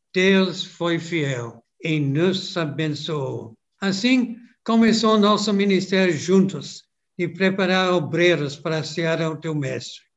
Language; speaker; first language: Portuguese; non-native, fluent; English